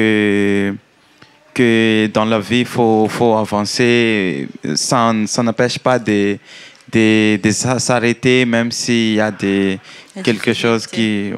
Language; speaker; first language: French; non-native, learner; Malagasy